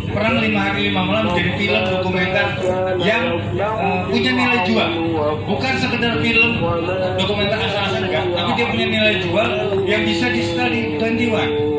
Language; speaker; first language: Indonesian; native; Indonesian